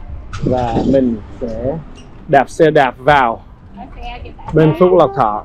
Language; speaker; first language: Vietnamese; early bilingual, heritage; Vietnamese